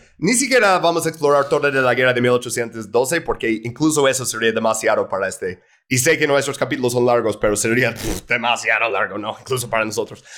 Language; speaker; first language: Spanish; non-native, fluent; English